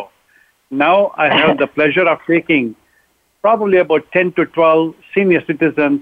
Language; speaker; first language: English; non-native, local second language; Kannada